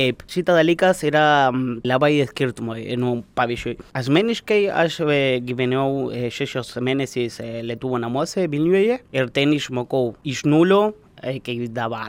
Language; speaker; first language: Lithuanian; non-native, learner; Spanish